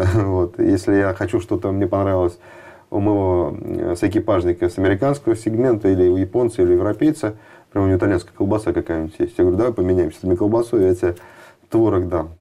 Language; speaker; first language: Russian; native; Russian